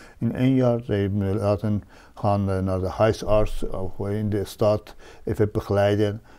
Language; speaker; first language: Dutch; non-native, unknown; Persian